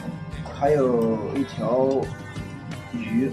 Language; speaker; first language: Chinese; native; Chinese